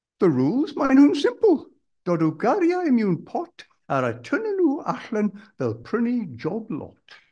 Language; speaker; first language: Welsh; non-native, local second language; English